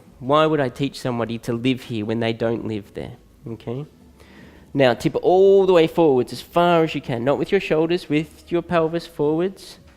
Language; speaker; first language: English; native; English